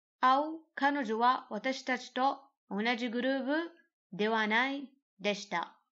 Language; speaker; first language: Japanese; non-native, learner; Arabic